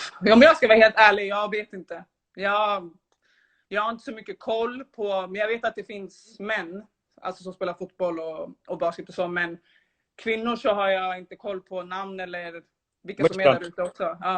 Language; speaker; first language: Swedish; early bilingual, other home language; Somali